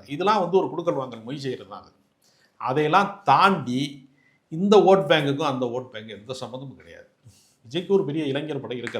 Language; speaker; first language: Tamil; native; Tamil